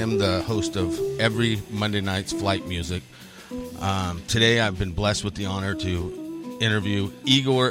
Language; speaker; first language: English; native; English